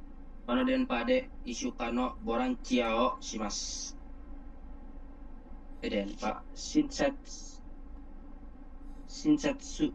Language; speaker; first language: Japanese; non-native, learner; Indonesian